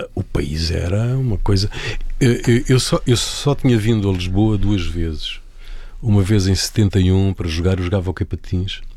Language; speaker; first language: Portuguese; native; Portuguese